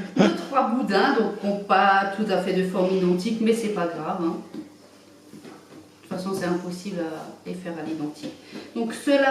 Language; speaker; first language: French; native; French